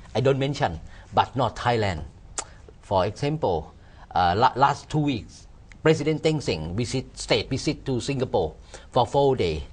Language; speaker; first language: English; non-native, learner; Thai